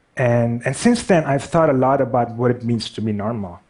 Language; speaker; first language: English; non-native, local second language; Urdu